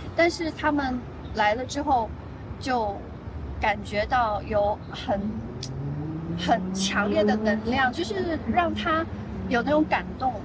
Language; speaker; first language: Chinese; native; Chinese